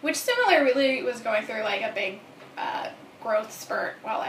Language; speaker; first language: English; native; English